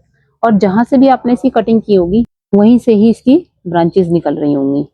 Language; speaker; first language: Hindi; native; Hindi